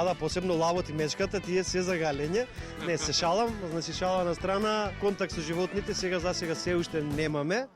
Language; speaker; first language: Macedonian; native; Macedonian